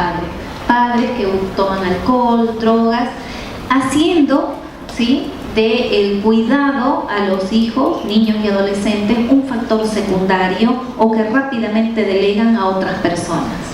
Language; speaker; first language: Spanish; native; Spanish